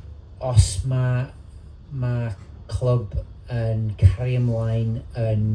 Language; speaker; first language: Welsh; non-native, local second language; English